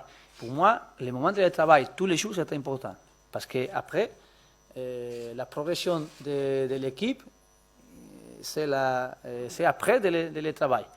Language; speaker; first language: French; non-native, learner; Spanish